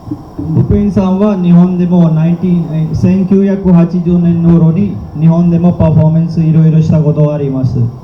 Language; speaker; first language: Japanese; non-native, fluent; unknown